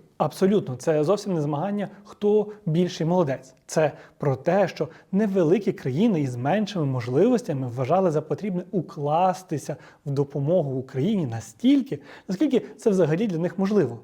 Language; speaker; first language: Ukrainian; native; Ukrainian